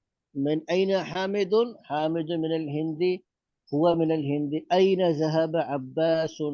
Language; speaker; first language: Arabic; non-native, fluent; Urdu